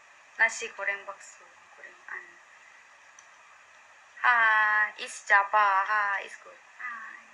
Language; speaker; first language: English; non-native, learner; Korean